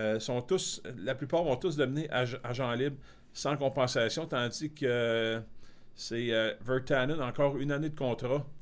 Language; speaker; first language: French; native; French